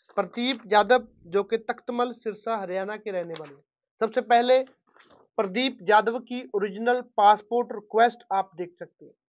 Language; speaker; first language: Hindi; non-native, local second language; Punjabi